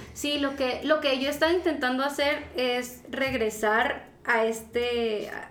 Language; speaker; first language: Spanish; native; Spanish